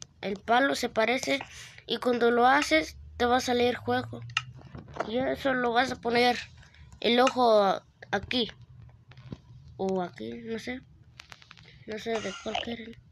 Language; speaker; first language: Spanish; early bilingual, heritage; Spanish